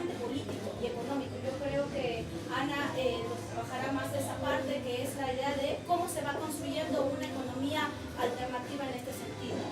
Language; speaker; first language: Spanish; native; Spanish